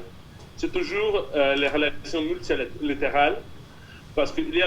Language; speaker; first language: French; non-native, fluent; Russian